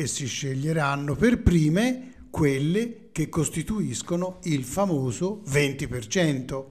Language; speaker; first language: Italian; native; Italian